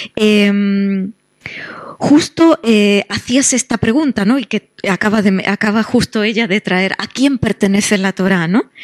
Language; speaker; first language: Spanish; native; Spanish